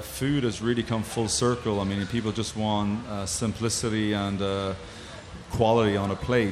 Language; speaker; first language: English; native; English